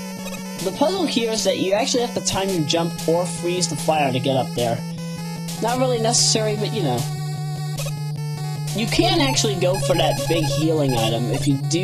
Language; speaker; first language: English; native; English